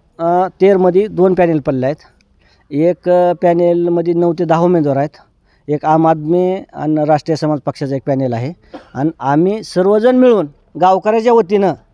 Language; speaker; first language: Marathi; native; Marathi